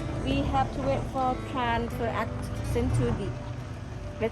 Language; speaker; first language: English; non-native, learner; Thai